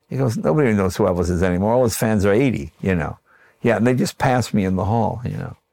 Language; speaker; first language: English; native; English